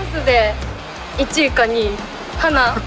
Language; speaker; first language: Japanese; native; Japanese